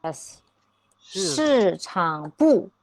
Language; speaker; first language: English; non-native, fluent; Chinese